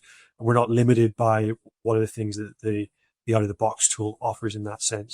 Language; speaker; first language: English; native; English